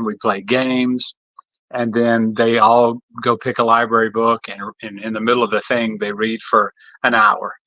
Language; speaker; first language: English; native; English